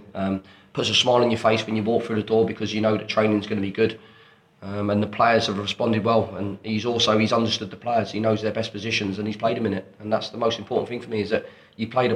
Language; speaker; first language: English; native; English